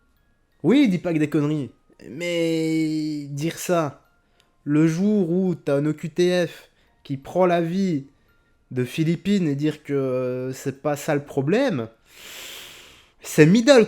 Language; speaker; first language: French; native; French